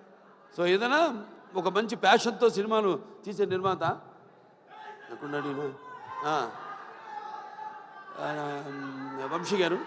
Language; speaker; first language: Telugu; native; Telugu